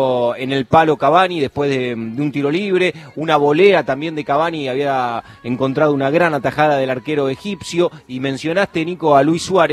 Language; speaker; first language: Spanish; native; Spanish